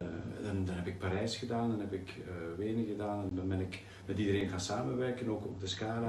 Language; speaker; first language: Dutch; native; Dutch